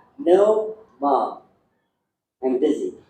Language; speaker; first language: English; non-native, learner; Indonesian